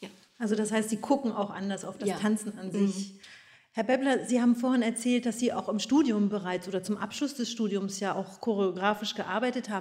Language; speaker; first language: German; native; German